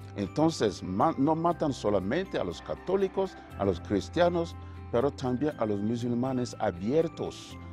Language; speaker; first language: Spanish; non-native, learner; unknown